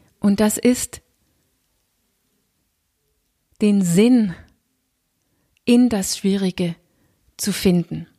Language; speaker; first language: German; non-native, fluent; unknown